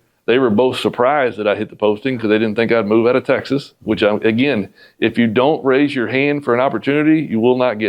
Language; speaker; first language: English; native; English